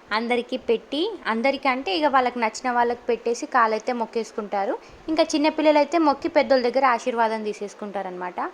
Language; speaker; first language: Telugu; non-native, local second language; Lambadi